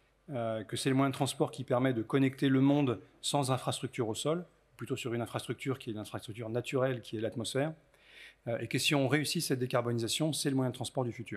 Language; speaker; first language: French; native; French